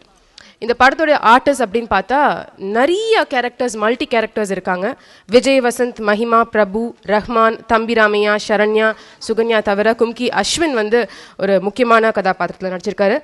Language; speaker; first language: Tamil; native; Tamil